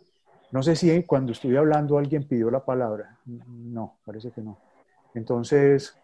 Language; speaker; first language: Spanish; native; Spanish